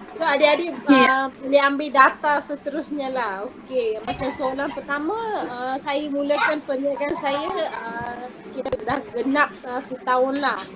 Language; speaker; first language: Malay; non-native, local second language; Tamil